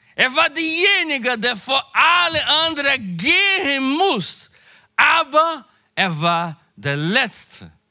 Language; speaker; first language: German; non-native, learner; Portuguese